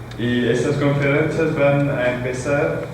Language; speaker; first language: Spanish; non-native, learner; French